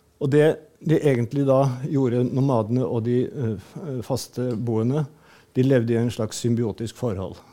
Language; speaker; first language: Norwegian; native; Norwegian